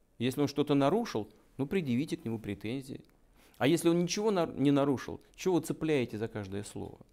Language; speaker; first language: Russian; native; Russian